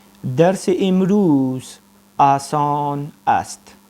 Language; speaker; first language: Persian; non-native, fluent; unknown